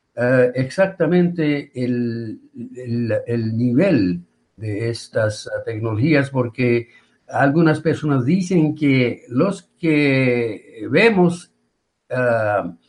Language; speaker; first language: Spanish; non-native, fluent; Japanese